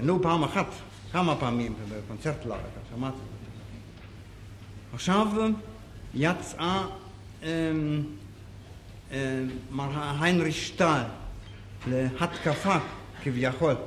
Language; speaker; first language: Hebrew; non-native, fluent; German